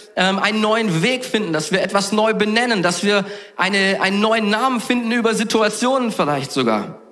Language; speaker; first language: German; native; German